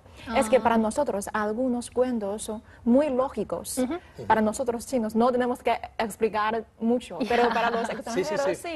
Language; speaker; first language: Spanish; non-native, learner; Chinese